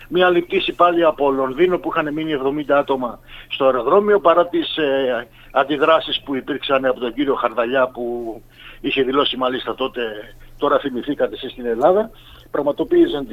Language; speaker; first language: Greek; native; Greek